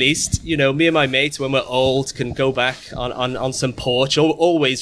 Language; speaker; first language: English; native; English